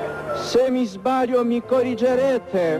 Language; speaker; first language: Italian; non-native, fluent; Polish